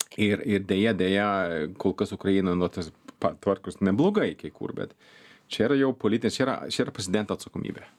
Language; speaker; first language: Lithuanian; non-native, fluent; Swedish